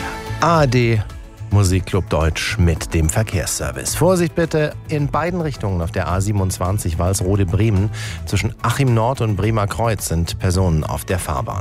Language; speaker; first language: German; native; German